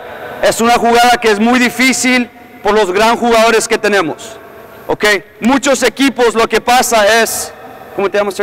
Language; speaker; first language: Spanish; early bilingual, heritage; English